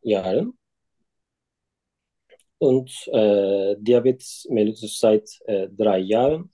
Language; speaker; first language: German; non-native, learner; Turkish